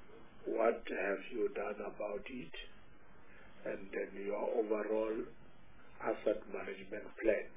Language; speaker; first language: English; non-native, local second language; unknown